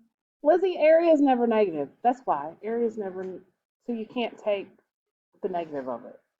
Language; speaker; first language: English; native; English